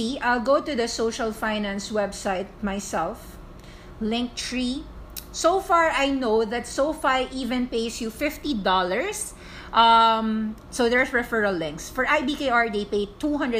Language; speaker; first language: English; non-native, local second language; Filipino